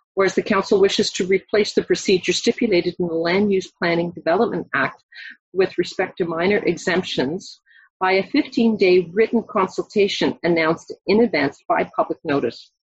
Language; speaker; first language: English; native; English